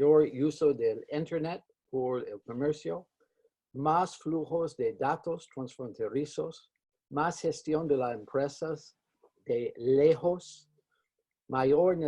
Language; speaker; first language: Spanish; non-native, fluent; English